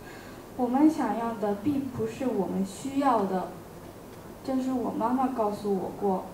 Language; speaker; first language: Chinese; non-native, learner; Japanese